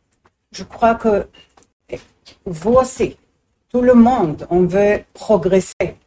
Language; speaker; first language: French; non-native, learner; Hebrew